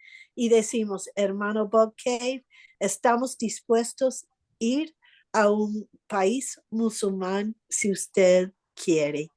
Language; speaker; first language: Spanish; non-native, fluent; English